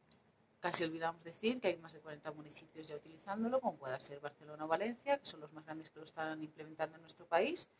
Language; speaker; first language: Spanish; native; Spanish